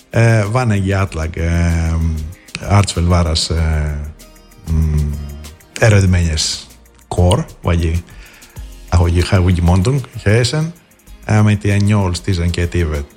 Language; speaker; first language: Hungarian; non-native, fluent; Greek